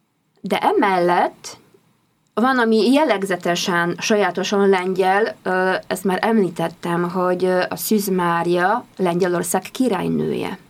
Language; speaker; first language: Hungarian; non-native, fluent; Polish